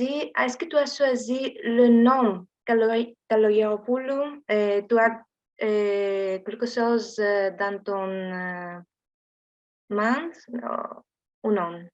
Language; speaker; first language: French; non-native, learner; Greek